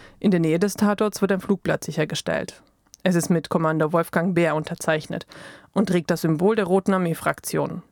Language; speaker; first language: German; native; German